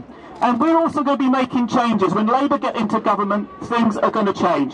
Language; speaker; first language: English; native; English